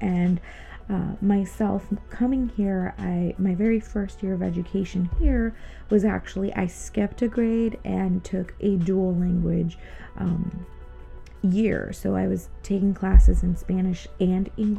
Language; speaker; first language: English; native; English